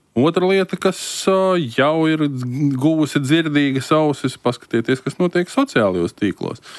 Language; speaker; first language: Latvian; native; Latvian